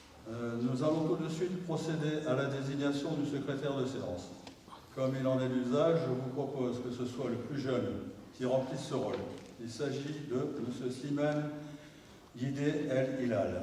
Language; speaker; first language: French; native; French